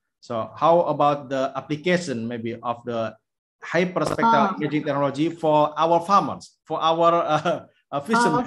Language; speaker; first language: English; non-native, fluent; Indonesian